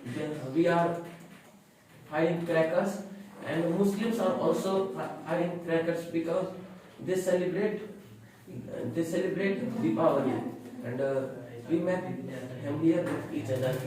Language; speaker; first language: English; non-native, learner; Hindi